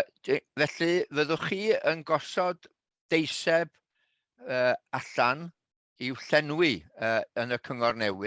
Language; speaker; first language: Welsh; native; Welsh